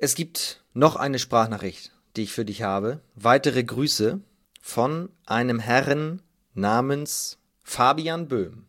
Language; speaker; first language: German; native; German